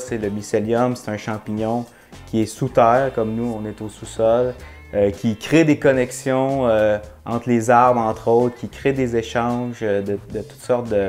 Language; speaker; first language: French; native; French